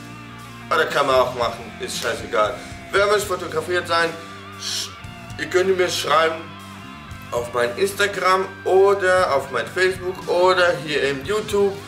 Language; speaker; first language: German; non-native, fluent; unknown